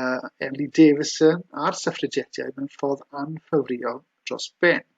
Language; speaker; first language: Welsh; native; Welsh